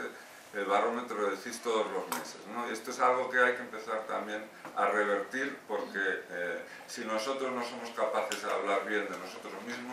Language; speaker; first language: Spanish; native; Spanish